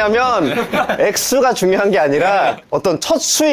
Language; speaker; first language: Korean; native; Korean